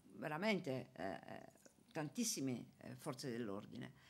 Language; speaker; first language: Italian; native; Italian